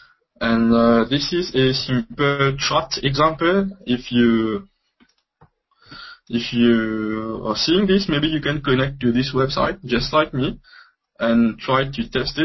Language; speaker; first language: English; non-native, local second language; Morisyen